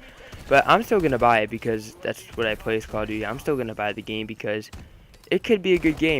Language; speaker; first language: English; native; English